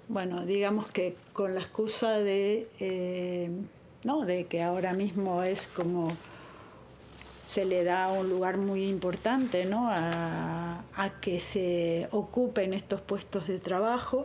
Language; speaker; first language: Spanish; native; Spanish